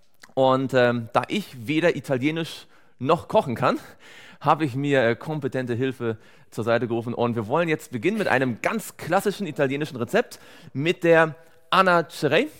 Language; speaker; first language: German; native; German